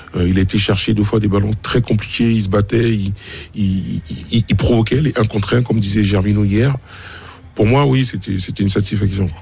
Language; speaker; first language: French; native; French